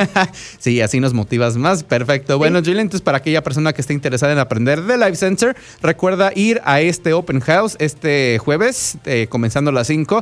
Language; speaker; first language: Spanish; native; Spanish